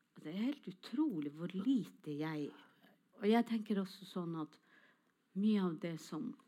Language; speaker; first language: Norwegian; non-native, local second language; Northern Sami